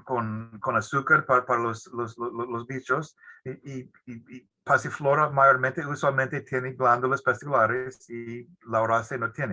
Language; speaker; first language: Spanish; non-native, fluent; English